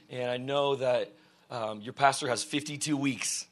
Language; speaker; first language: English; early bilingual, other home language; Russian